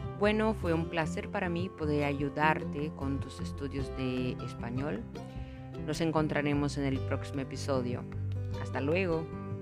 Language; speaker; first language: Spanish; non-native, fluent; Portuguese